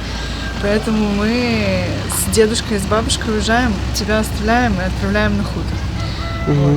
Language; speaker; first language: Russian; native; Russian